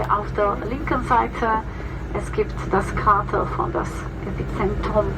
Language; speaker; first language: German; non-native, fluent; Spanish